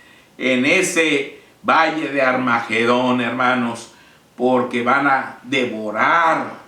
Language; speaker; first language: Spanish; native; Spanish